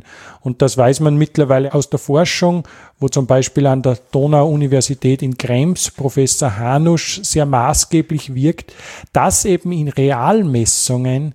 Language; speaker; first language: German; native; German